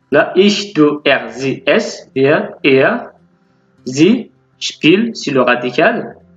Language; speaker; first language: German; non-native, fluent; French